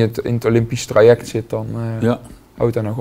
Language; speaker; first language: Dutch; native; Dutch